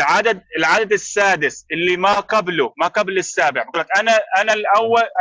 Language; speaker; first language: Arabic; native; Arabic